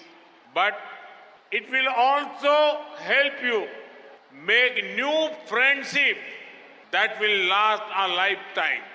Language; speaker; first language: English; non-native, local second language; Gujarati